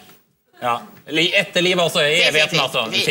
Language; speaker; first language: Norwegian; native; Norwegian